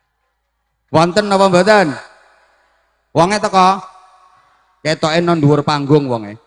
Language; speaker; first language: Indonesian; non-native, local second language; Javanese